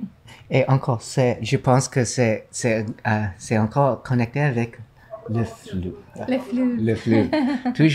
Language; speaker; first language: French; non-native, learner; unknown